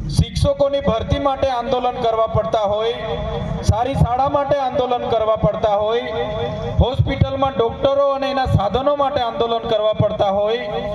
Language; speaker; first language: Gujarati; non-native, local second language; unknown